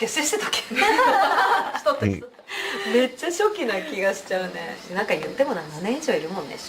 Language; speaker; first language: Japanese; native; Japanese